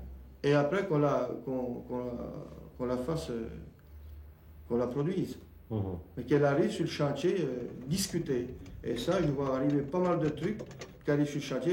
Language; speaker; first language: French; native; French